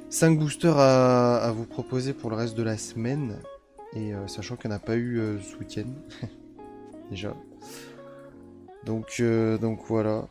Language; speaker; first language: French; native; French